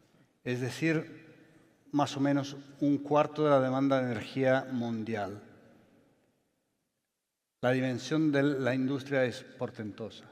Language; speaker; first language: Spanish; non-native, fluent; Italian